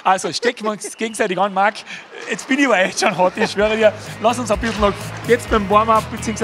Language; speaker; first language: German; native; German